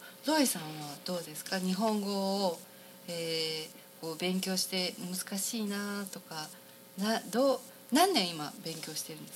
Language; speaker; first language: Japanese; native; Japanese